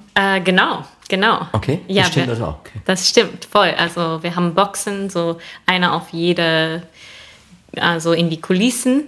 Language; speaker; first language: German; non-native, fluent; English